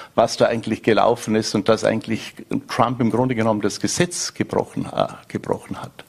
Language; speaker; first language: German; native; German